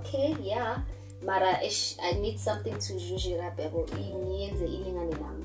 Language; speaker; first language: English; non-native, local second language; Zulu